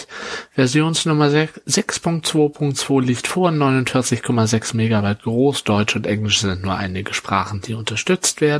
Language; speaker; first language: German; native; German